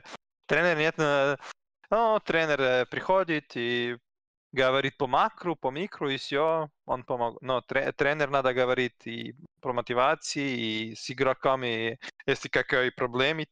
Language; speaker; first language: Russian; non-native, learner; Serbian